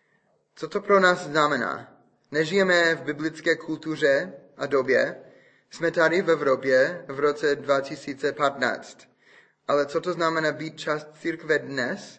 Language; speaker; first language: Czech; non-native, fluent; English